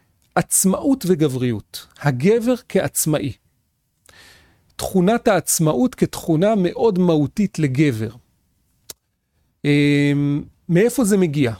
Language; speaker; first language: Hebrew; native; Hebrew